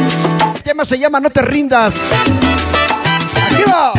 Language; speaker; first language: Spanish; native; Spanish